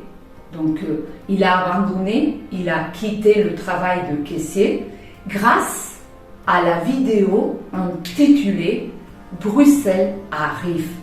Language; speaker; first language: French; non-native, fluent; Spanish